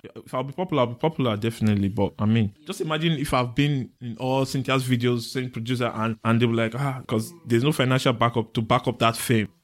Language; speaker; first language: English; non-native, local second language; Bini